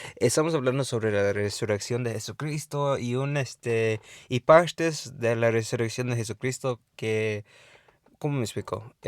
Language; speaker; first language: Spanish; early bilingual, heritage; Spanish